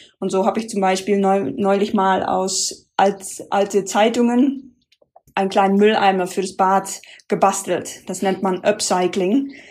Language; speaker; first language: German; non-native, fluent; Dutch